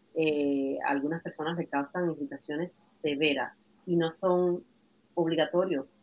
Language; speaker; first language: Spanish; native; Spanish